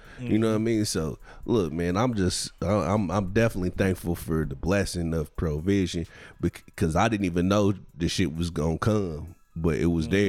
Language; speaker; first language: English; native; English